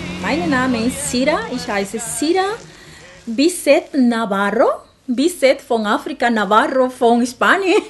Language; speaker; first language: German; non-native, learner; Spanish